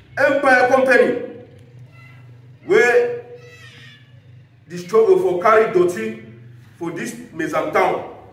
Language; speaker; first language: Nigerian Pidgin; native; Nigerian Pidgin